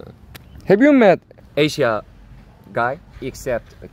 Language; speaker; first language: English; non-native, learner; Spanish